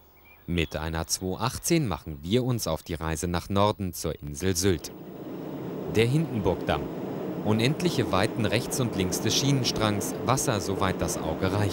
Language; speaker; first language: German; native; German